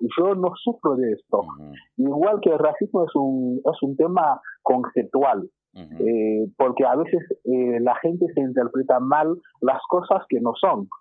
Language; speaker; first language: Spanish; non-native, fluent; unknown